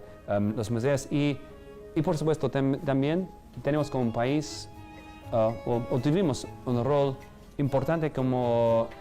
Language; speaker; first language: Spanish; non-native, fluent; English